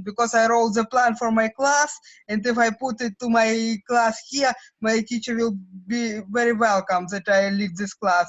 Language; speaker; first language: English; non-native, fluent; Russian